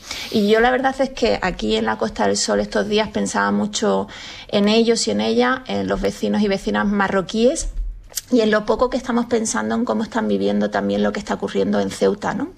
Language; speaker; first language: Spanish; native; Spanish